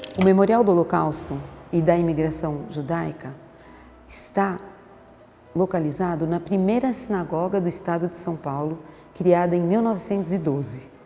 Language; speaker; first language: Portuguese; early bilingual, other home language; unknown